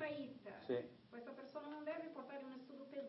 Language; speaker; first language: Italian; non-native, learner; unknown